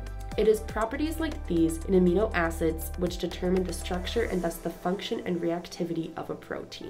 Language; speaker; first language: English; native; English